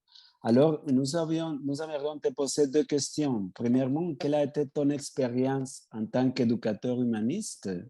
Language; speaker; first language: French; non-native, fluent; Spanish